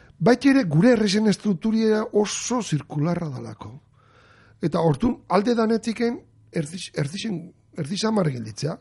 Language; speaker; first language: Basque; native; Basque